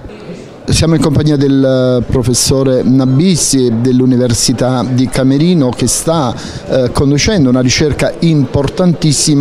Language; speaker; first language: Italian; native; Italian